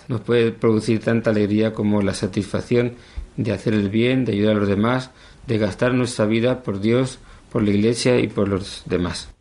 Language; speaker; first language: Spanish; native; Spanish